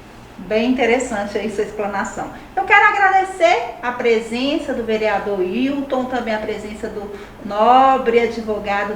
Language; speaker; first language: Portuguese; native; Portuguese